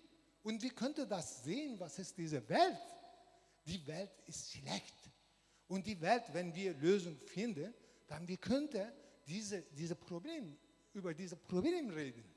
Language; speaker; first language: German; non-native, learner; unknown